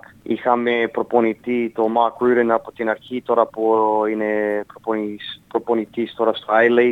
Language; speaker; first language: Greek; early bilingual, heritage; Greek